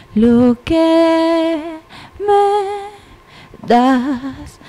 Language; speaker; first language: Spanish; native; Spanish